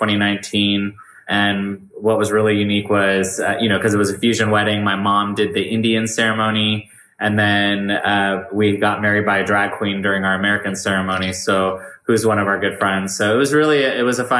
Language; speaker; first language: English; native; English